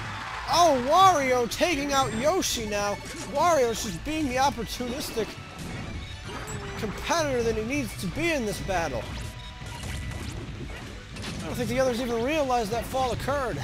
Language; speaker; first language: English; native; English